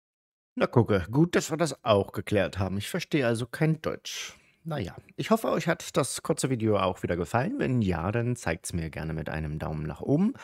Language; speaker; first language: German; native; German